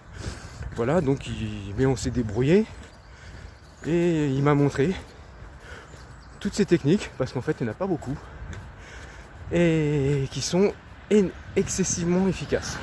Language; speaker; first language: French; native; French